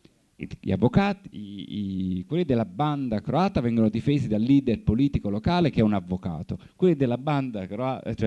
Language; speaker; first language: Italian; native; Italian